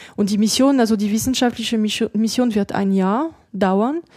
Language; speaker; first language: German; non-native, fluent; French